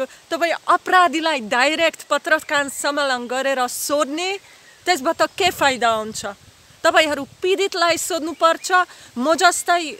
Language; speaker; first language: Nepali; non-native, learner; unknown